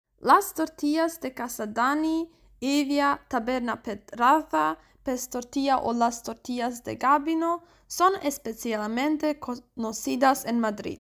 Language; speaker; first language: Spanish; non-native, learner; German